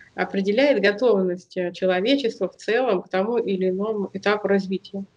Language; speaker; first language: Russian; native; Russian